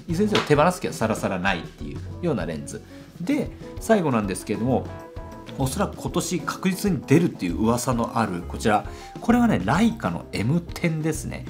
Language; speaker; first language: Japanese; native; Japanese